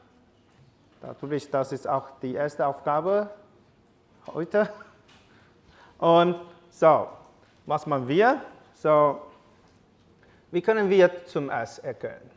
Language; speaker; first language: German; non-native, learner; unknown